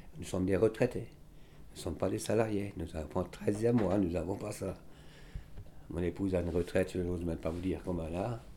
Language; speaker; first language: French; native; French